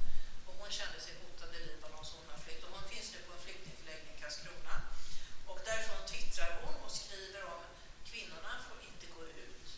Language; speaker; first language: Swedish; native; Swedish